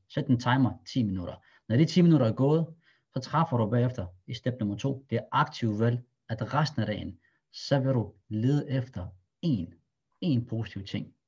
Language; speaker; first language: Danish; early bilingual, other home language; Arabic